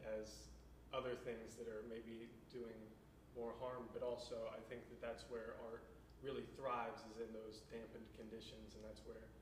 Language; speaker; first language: English; native; English